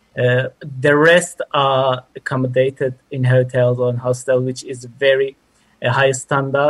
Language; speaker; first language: English; non-native, fluent; Persian